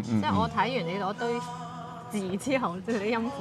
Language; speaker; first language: Cantonese; native; Cantonese